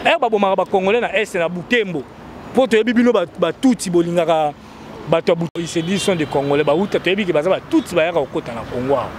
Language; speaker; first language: Lingala; native; Lingala